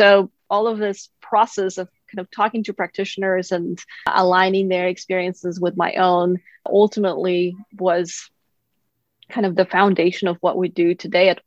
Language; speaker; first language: English; non-native, fluent; Kazakh